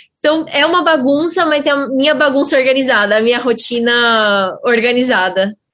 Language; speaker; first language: Portuguese; native; Portuguese